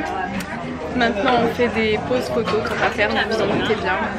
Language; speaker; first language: French; native; French